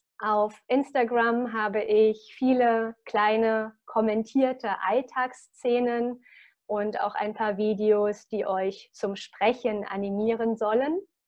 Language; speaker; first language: German; native; German